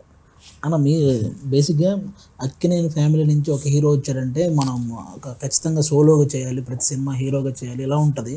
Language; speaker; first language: Telugu; native; Telugu